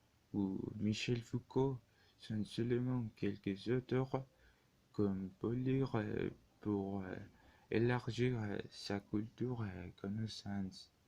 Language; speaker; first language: French; non-native, learner; Spanish